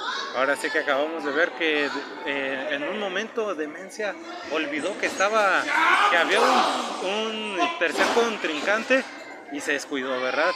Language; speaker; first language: Spanish; native; Spanish